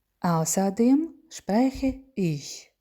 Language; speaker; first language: German; non-native, fluent; Ukrainian